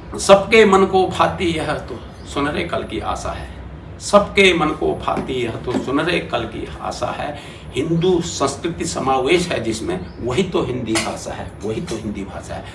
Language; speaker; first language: Hindi; native; Hindi